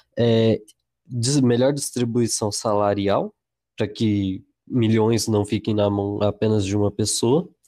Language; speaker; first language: Portuguese; native; Portuguese